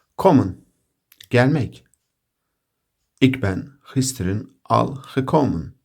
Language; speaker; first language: Dutch; non-native, learner; Turkish